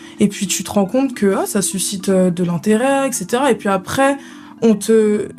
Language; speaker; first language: French; native; French